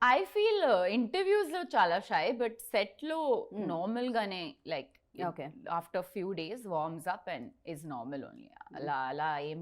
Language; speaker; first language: Telugu; non-native, learner; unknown